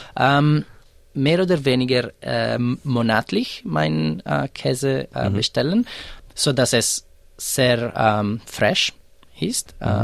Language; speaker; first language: German; non-native, fluent; Italian